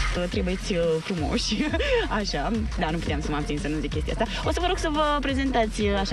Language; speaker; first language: Romanian; native; Romanian